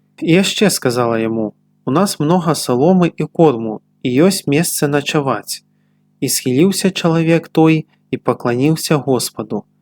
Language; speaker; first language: Belarusian; native; Belarusian